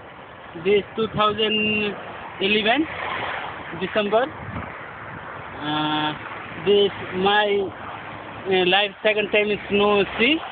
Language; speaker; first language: English; non-native, learner; Bangla